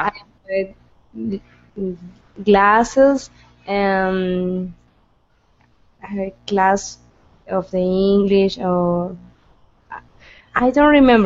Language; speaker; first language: English; non-native, learner; Spanish